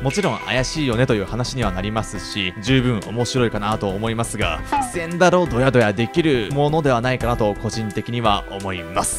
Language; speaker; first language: Japanese; native; Japanese